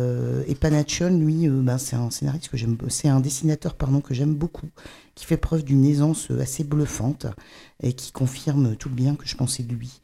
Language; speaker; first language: French; native; French